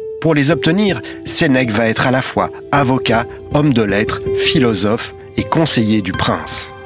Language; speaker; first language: French; native; French